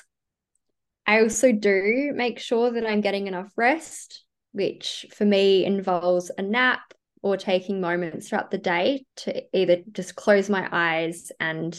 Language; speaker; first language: English; native; English